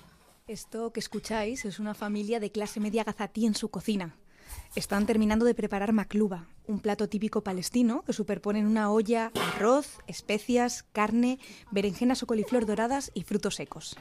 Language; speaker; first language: Spanish; native; Spanish